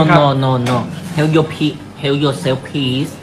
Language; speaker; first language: English; non-native, learner; Thai